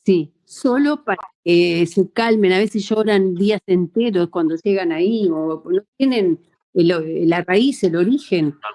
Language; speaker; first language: Spanish; native; Spanish